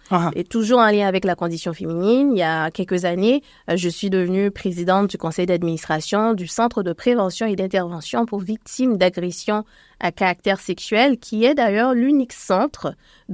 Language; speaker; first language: French; native; French